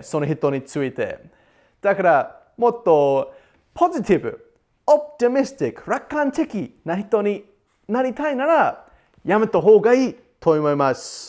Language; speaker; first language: Japanese; non-native, learner; English